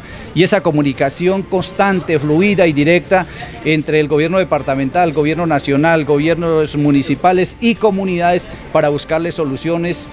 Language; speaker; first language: Spanish; native; Spanish